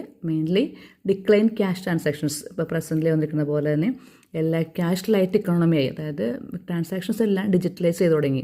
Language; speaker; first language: Malayalam; native; Malayalam